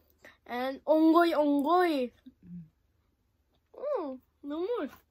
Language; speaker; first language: English; non-native, learner; Korean